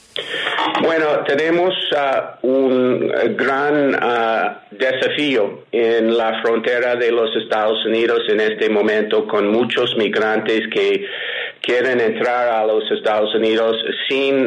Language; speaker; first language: Spanish; non-native, fluent; English